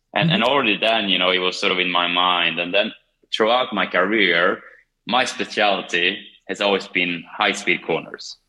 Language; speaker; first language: English; non-native, fluent; Swedish